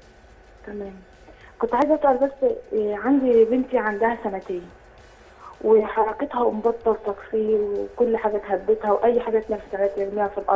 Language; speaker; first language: Arabic; native; Arabic